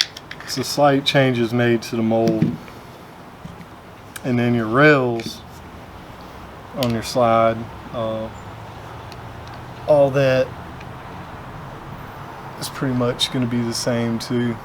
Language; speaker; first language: English; native; English